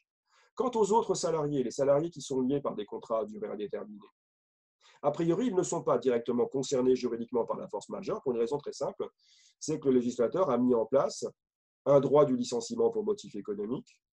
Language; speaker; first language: French; native; French